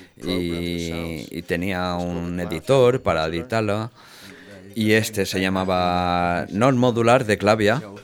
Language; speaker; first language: Spanish; non-native, learner; Dutch